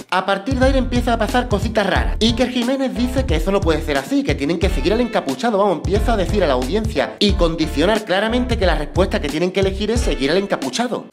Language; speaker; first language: Spanish; native; Spanish